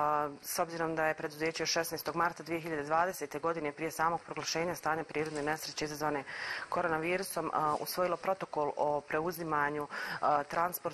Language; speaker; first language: Croatian; native; Croatian